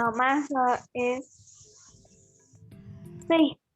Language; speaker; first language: English; non-native, learner; Vietnamese